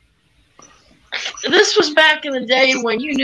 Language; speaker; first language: English; native; English